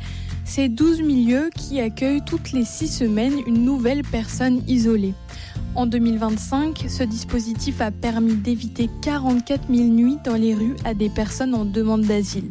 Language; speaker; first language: French; native; French